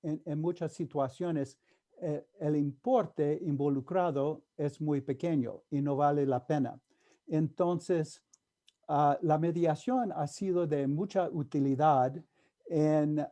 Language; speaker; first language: Spanish; non-native, fluent; English